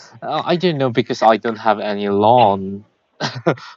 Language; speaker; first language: English; non-native, learner; Korean